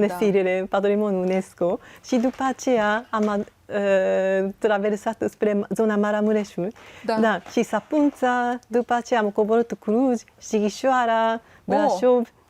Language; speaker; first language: Romanian; non-native, learner; Japanese